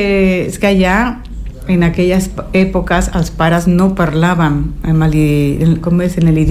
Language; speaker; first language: Catalan; early bilingual, heritage; Spanish